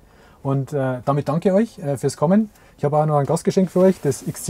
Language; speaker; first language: German; native; German